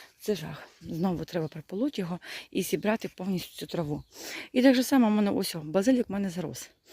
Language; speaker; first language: Ukrainian; non-native, local second language; Russian